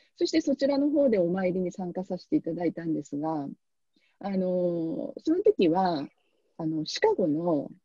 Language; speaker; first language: Japanese; native; Japanese